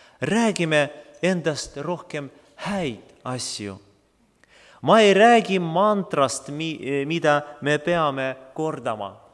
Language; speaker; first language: Estonian; non-native, local second language; Russian